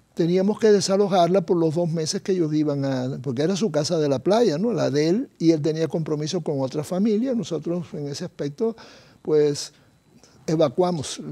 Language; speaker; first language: Spanish; native; Spanish